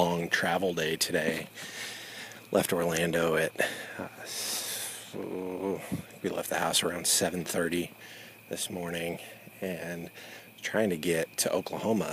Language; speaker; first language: English; native; English